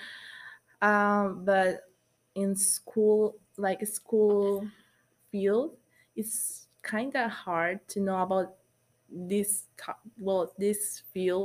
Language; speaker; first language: English; non-native, learner; Spanish